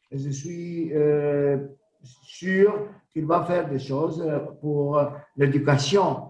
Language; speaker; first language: French; non-native, learner; Greek